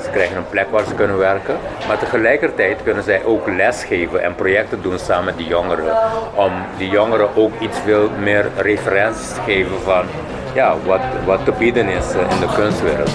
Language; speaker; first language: Dutch; non-native, local second language; Papiamento